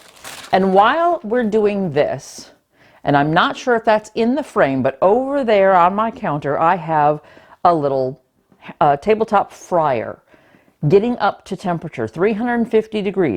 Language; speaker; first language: English; native; English